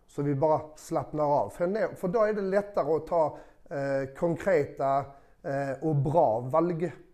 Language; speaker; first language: Swedish; native; Swedish